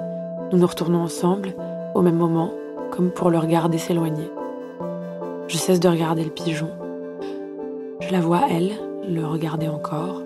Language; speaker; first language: French; early bilingual, other home language; Arabic